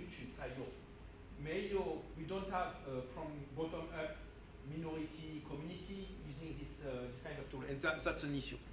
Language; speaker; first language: Chinese; non-native, fluent; French